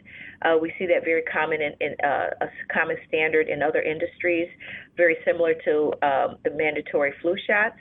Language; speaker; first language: English; native; English